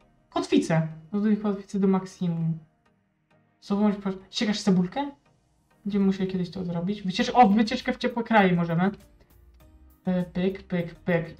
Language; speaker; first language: Polish; native; Polish